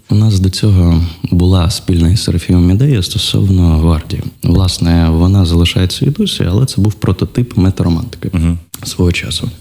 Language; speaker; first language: Ukrainian; non-native, local second language; Russian